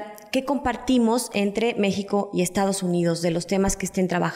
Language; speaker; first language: Spanish; native; Spanish